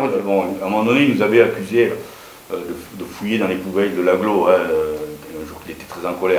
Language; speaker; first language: French; native; French